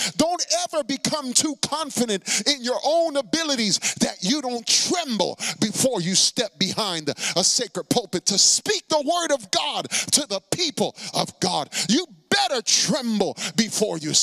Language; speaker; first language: English; native; English